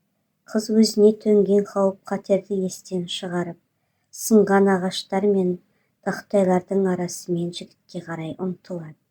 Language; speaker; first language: Kazakh; native; Kazakh